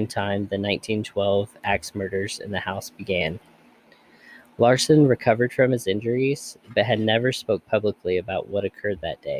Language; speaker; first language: English; native; English